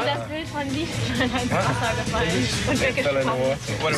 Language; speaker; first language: German; native; German